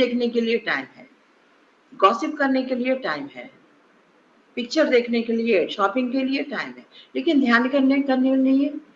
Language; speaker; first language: Hindi; non-native, local second language; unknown